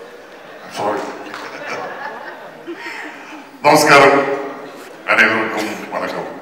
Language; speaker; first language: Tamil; non-native, fluent; Malayalam